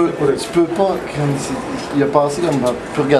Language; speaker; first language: French; native; French